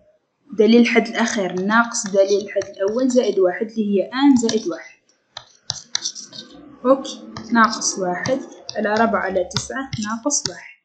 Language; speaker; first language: Arabic; native; Arabic